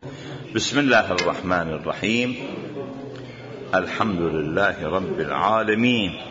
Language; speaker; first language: Arabic; native; Arabic